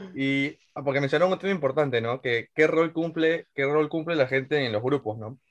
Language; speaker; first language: Spanish; native; Spanish